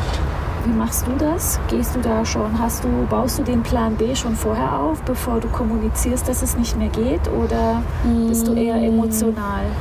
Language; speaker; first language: German; native; German